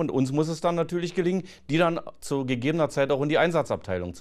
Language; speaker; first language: German; native; German